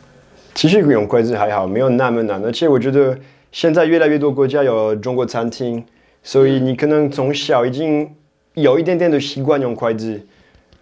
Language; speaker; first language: Chinese; non-native, fluent; French